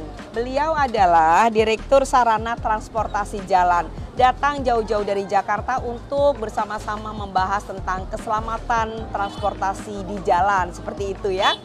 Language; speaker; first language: Indonesian; native; Indonesian